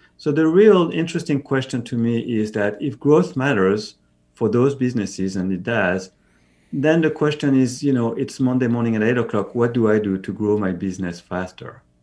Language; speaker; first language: English; non-native, fluent; French